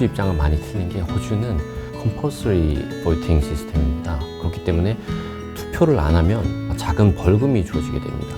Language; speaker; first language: Korean; native; Korean